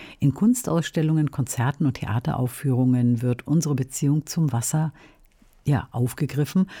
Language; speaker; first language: German; native; German